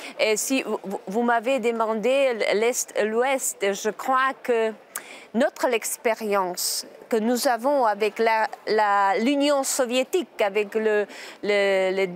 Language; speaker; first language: French; non-native, learner; Czech